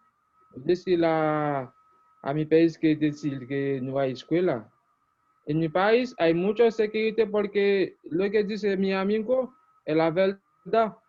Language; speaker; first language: Spanish; non-native, learner; Haitian Creole